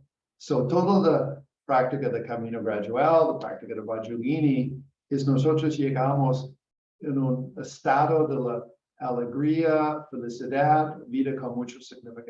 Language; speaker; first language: Spanish; non-native, learner; English